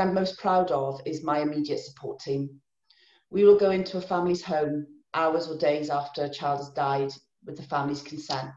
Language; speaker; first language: English; native; English